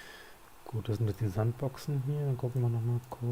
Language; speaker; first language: German; native; German